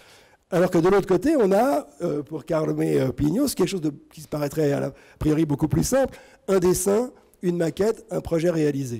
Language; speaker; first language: French; native; French